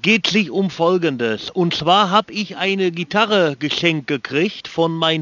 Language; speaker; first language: German; native; German